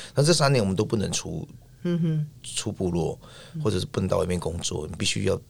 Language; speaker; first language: Chinese; non-native, local second language; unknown